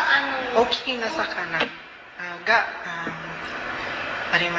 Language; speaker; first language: Japanese; non-native, learner; Cebuano